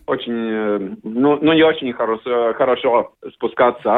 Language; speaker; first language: Russian; non-native, learner; Latvian